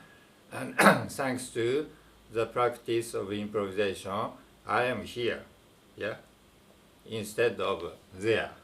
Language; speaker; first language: English; non-native, fluent; Japanese